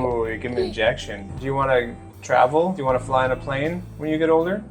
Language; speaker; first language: English; native; English